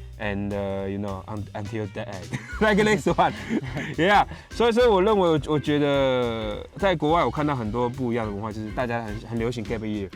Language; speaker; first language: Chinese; native; Chinese